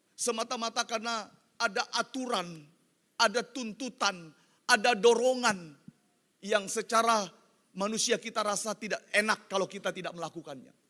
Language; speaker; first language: Indonesian; non-native, local second language; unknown